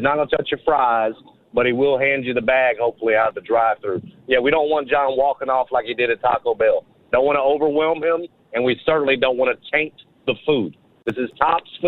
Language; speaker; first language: English; native; English